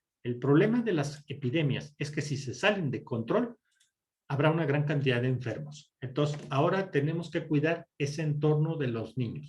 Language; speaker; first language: Spanish; native; Spanish